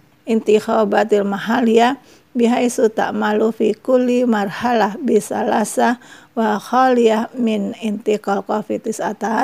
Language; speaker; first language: Arabic; non-native, learner; Indonesian